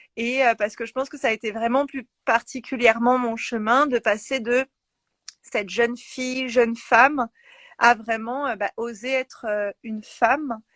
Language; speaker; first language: French; native; French